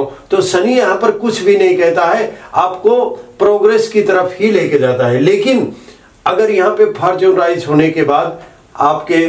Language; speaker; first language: Hindi; native; Hindi